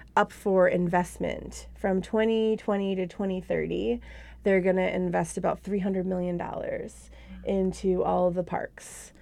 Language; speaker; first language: English; native; English